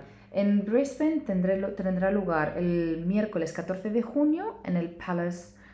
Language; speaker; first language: Spanish; native; Spanish